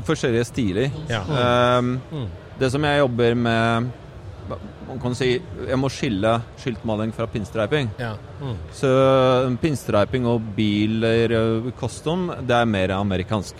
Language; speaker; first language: Norwegian; non-native, fluent; Polish